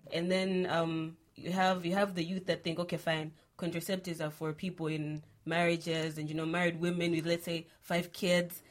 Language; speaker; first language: English; non-native, local second language; Nyanja